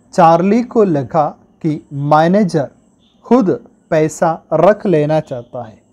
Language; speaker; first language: Hindi; non-native, local second language; Malayalam